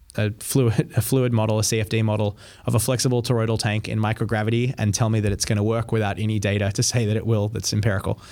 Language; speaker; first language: English; native; English